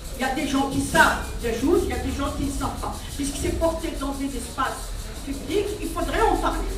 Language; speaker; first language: French; non-native, local second language; Kabyle